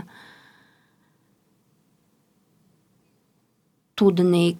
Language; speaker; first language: Hungarian; non-native, fluent; Polish